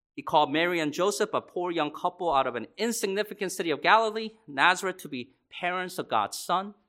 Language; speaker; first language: English; native; English